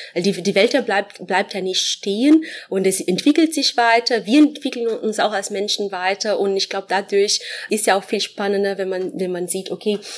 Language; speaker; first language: German; non-native, fluent; Portuguese